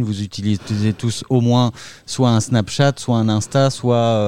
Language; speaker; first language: French; native; French